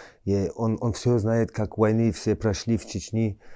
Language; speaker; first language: Russian; early bilingual, heritage; Chechen